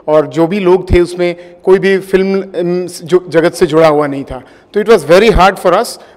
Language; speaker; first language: Hindi; native; Hindi